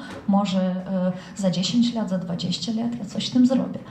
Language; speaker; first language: Polish; non-native, fluent; Russian